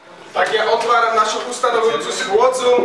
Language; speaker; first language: Slovak; native; Slovak